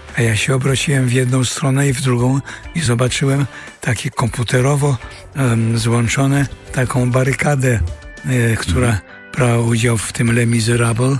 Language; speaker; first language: Polish; early bilingual, heritage; Polish